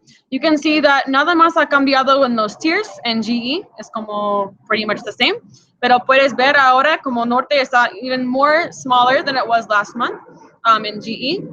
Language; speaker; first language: Spanish; non-native, fluent; English